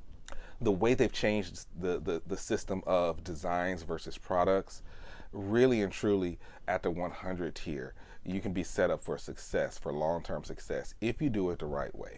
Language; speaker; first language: English; native; English